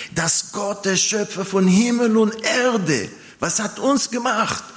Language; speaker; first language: German; non-native, fluent; Hebrew